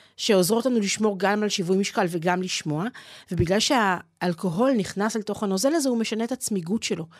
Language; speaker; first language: Hebrew; native; Hebrew